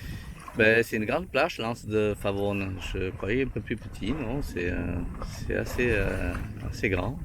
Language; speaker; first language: French; native; French